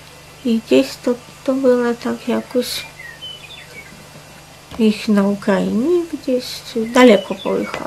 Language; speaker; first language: Polish; non-native, fluent; Russian